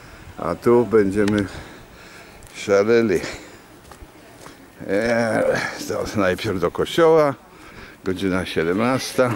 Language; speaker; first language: Polish; native; Polish